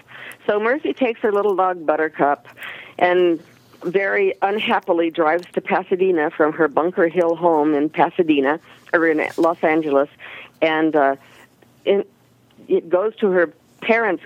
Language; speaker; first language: English; native; English